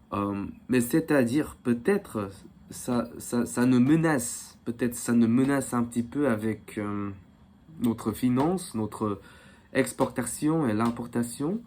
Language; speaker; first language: French; non-native, fluent; Korean